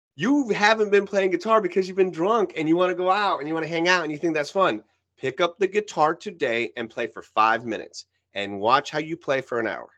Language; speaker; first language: English; early bilingual, other home language; Spanish